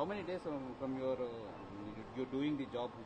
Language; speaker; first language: English; non-native, local second language; Telugu